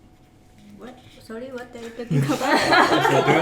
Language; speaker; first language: English; non-native, learner; Japanese